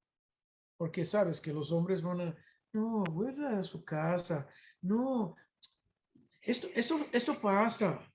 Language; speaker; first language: Spanish; non-native, fluent; Portuguese